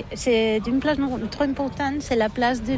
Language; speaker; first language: French; non-native, learner; Catalan